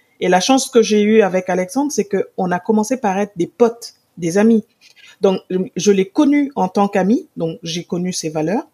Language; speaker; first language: French; non-native, local second language; Wolof